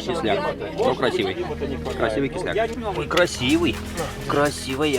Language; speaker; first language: Russian; native; Russian